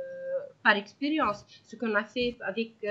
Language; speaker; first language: French; non-native, local second language; Arabic